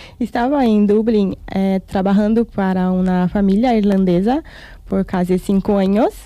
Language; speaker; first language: Spanish; non-native, learner; Portuguese